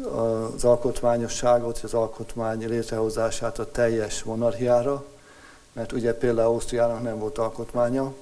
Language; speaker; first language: Hungarian; native; Hungarian